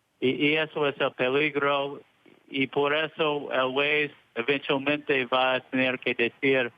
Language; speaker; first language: Spanish; non-native, fluent; English